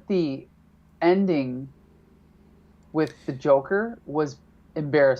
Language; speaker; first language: English; native; English